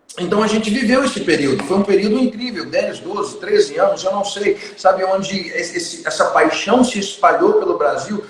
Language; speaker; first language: Portuguese; non-native, fluent; English